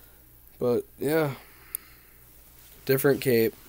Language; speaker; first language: English; native; English